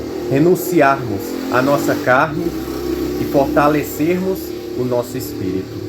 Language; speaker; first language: Portuguese; native; Portuguese